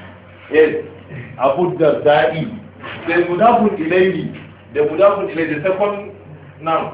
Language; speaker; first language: Arabic; non-native, fluent; Hausa